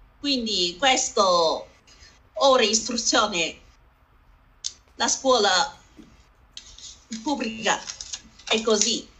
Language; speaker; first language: Italian; non-native, learner; Chinese